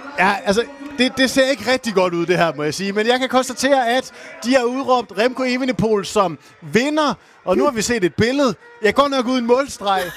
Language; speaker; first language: Danish; native; Danish